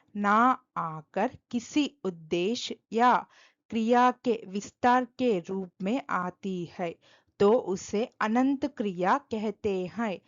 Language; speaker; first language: Hindi; non-native, local second language; Telugu